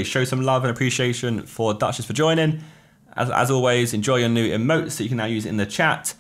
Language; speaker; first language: English; native; English